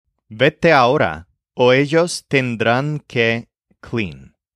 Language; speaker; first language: Spanish; non-native, fluent; English